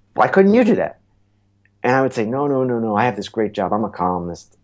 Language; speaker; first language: English; native; English